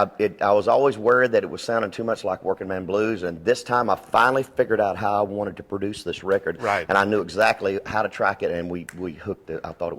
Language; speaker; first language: English; native; English